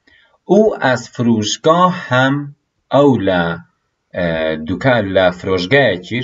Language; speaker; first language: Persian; non-native, fluent; Central Kurdish